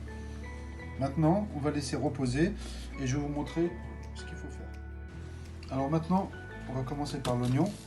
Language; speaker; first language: French; native; French